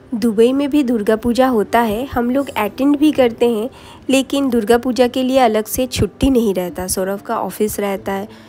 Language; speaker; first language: Hindi; non-native, local second language; Bangla